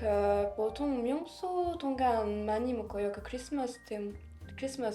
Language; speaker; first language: Korean; non-native, learner; French